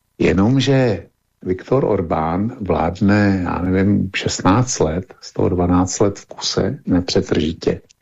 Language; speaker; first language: Czech; native; Czech